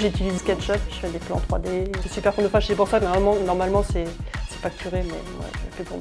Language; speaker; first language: French; native; French